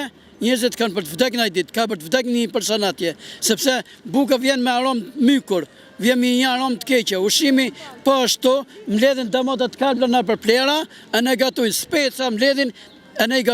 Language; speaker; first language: Albanian; native; Albanian